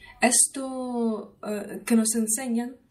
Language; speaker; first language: Spanish; non-native, learner; Russian